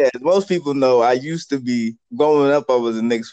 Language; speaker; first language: English; native; English